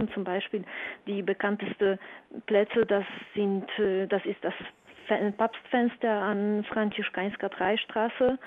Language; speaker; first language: German; non-native, fluent; Polish